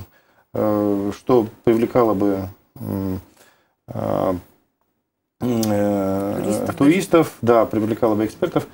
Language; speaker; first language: Russian; native; Russian